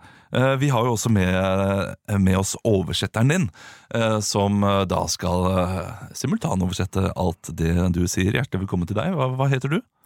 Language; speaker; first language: Norwegian; native; Norwegian